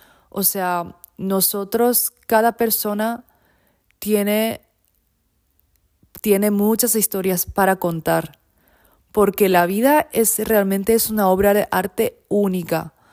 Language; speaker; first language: Spanish; non-native, fluent; Japanese